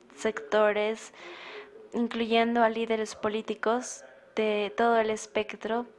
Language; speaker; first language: Spanish; non-native, fluent; German